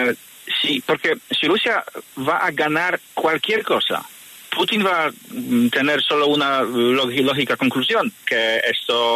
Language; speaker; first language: Spanish; non-native, fluent; Polish